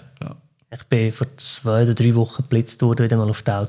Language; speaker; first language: German; native; German